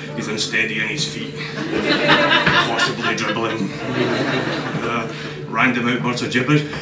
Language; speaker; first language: English; native; English